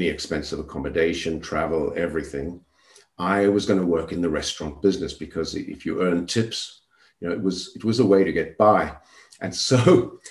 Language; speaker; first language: English; native; English